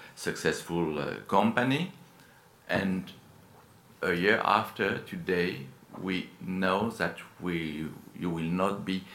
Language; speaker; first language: English; non-native, fluent; French